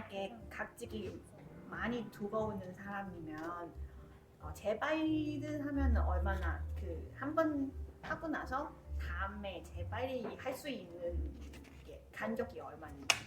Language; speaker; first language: Korean; non-native, fluent; Chinese